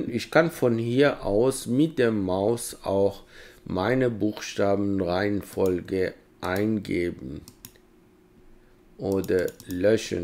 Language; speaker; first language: German; non-native, fluent; Persian